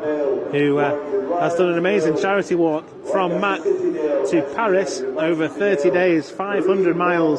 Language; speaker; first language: English; native; English